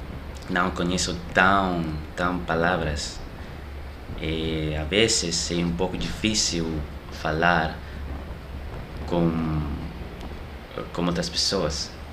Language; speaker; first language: Portuguese; non-native, learner; French